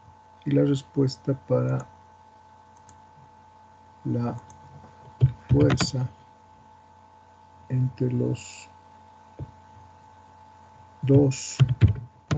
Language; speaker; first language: Spanish; native; Spanish